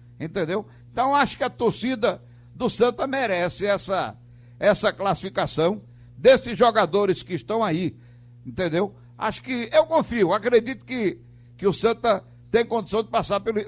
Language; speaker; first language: Portuguese; native; Portuguese